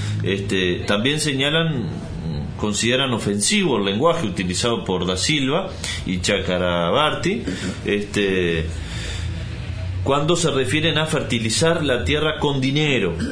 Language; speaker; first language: Spanish; native; Spanish